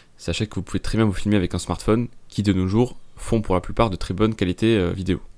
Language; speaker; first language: French; native; French